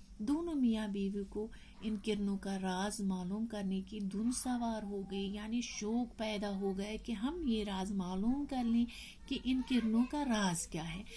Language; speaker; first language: Urdu; non-native, local second language; Kashmiri